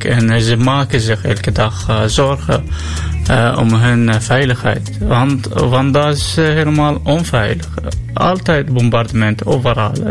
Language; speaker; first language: Dutch; non-native, learner; Arabic